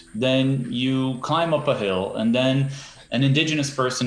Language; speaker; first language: English; non-native, fluent; Portuguese